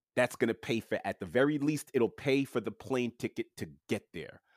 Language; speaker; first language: English; early bilingual, other home language; French